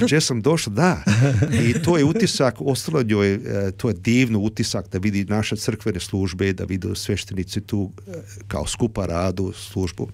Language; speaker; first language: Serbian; early bilingual, heritage; Croatian